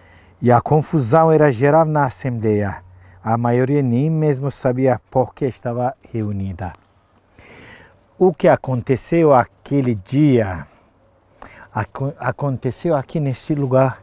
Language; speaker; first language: Portuguese; non-native, fluent; Turkish